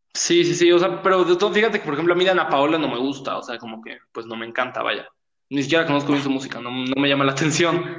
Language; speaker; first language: Spanish; native; Spanish